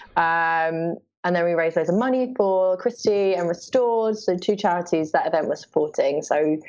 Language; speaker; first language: English; native; English